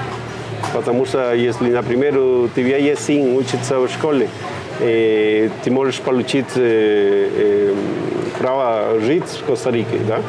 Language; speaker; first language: Russian; non-native, fluent; Spanish